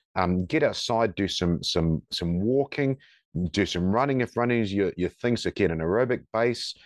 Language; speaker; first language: English; native; English